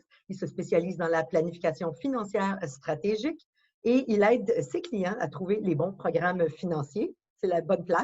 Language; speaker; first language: French; native; French